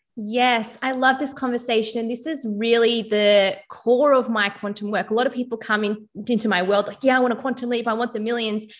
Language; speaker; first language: English; native; English